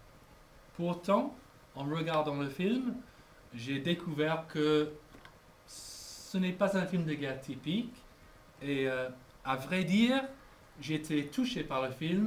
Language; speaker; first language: French; non-native, fluent; English